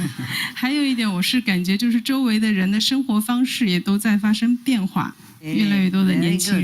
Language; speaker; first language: Chinese; native; Chinese